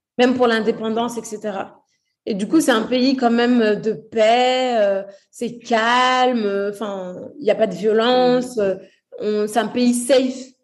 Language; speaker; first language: French; early bilingual, other home language; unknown